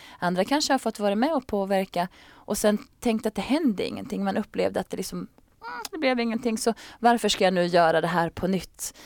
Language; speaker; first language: Swedish; native; Swedish